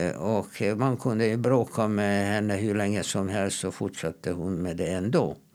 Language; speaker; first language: Swedish; non-native, fluent; Hungarian